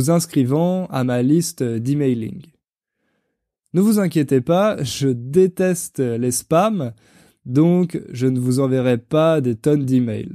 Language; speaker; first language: French; native; French